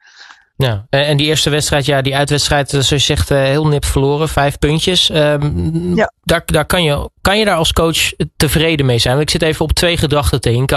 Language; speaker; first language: Dutch; native; Dutch